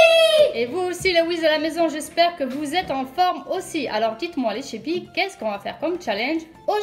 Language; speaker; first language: French; native; French